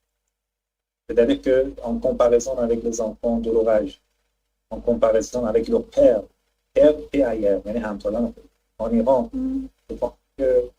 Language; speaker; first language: French; non-native, fluent; Persian